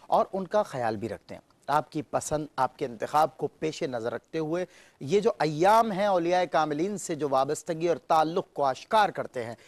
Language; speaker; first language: Urdu; native; Urdu